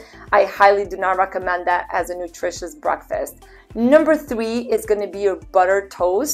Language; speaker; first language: English; native; English